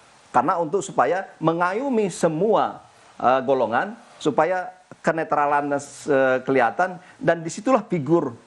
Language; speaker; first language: Indonesian; native; Indonesian